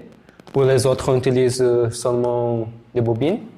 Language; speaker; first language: French; non-native, learner; Portuguese